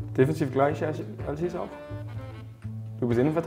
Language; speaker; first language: German; non-native, learner; Danish